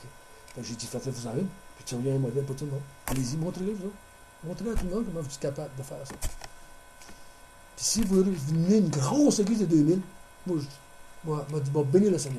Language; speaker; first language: French; native; French